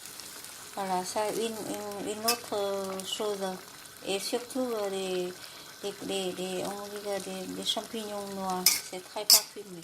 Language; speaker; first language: French; non-native, learner; Vietnamese